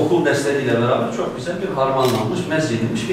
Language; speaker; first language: Turkish; native; Turkish